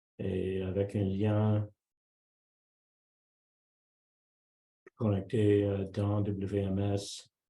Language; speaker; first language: French; non-native, local second language; English